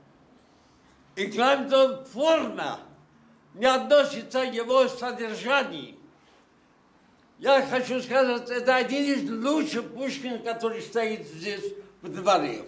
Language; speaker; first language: Russian; non-native, local second language; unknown